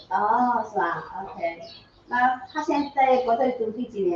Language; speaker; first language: Chinese; native; Chinese